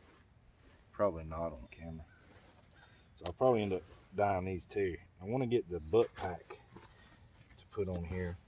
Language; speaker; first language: English; native; English